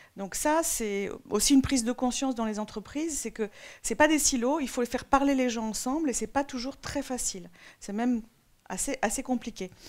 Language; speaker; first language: French; native; French